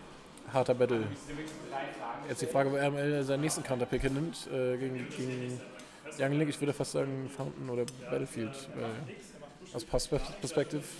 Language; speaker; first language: German; native; German